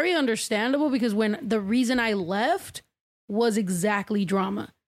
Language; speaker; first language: English; early bilingual, other home language; Spanish